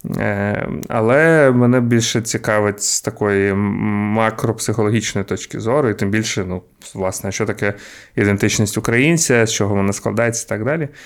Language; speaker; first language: Ukrainian; non-native, local second language; Russian